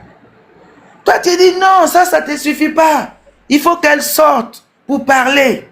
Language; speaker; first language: French; non-native, local second language; Bambara